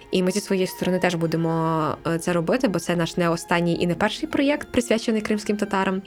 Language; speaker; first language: Ukrainian; native; Ukrainian